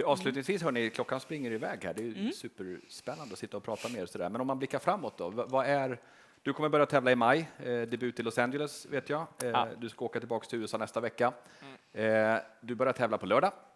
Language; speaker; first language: Swedish; native; Swedish